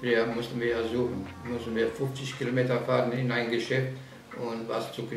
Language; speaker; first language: German; non-native, fluent; Slovenian